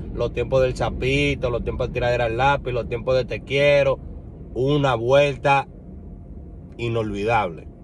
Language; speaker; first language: Spanish; native; Spanish